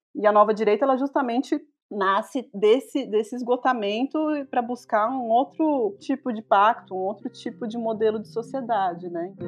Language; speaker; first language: Portuguese; native; Portuguese